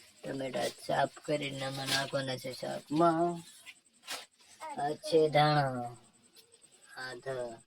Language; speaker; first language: Gujarati; non-native, local second language; Bhili